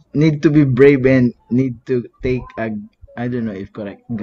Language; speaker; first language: English; non-native, learner; Filipino